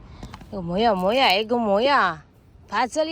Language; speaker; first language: Korean; non-native, local second language; Filipino